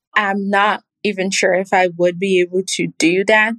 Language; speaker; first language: English; non-native, fluent; Portuguese